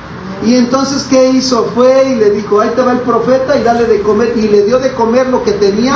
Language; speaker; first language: Spanish; native; Spanish